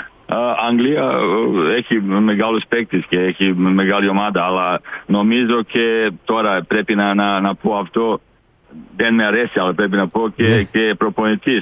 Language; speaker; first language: Greek; non-native, learner; Serbian